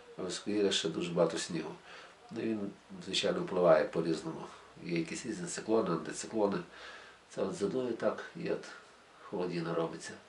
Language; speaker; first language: Ukrainian; native; Ukrainian